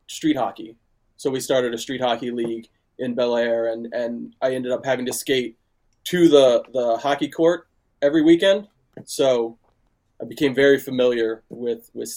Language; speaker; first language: English; native; English